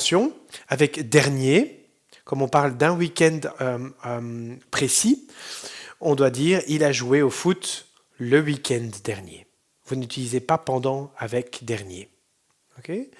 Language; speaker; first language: French; non-native, fluent; Dutch